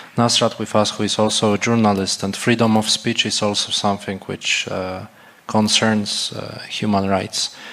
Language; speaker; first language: English; non-native, fluent; Polish